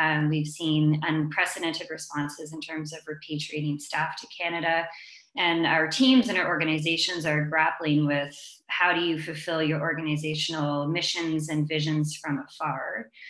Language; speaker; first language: English; native; English